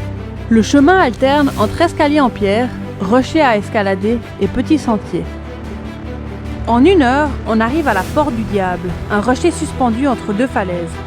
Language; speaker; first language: French; native; French